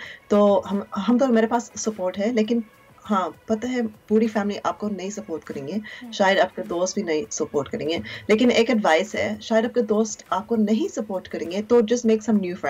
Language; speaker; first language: Hindi; early bilingual, heritage; Urdu